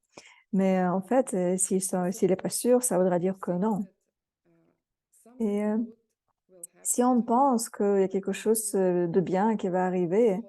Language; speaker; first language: French; non-native, fluent; Russian